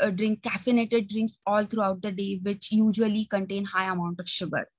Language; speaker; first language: English; non-native, local second language; Marathi